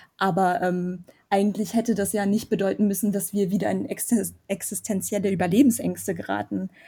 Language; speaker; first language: German; early bilingual, other home language; Armenian